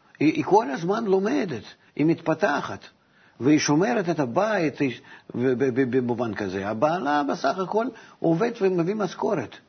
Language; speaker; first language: Hebrew; non-native, fluent; Russian